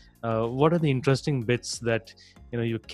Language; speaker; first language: English; non-native, local second language; Hindi